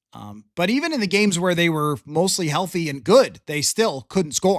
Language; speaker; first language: English; native; English